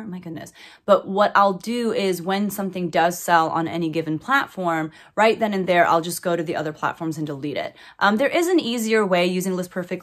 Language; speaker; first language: English; native; English